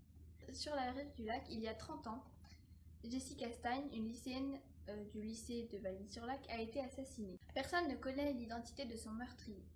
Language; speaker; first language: French; native; French